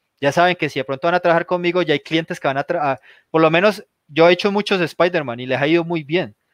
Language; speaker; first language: Spanish; native; Spanish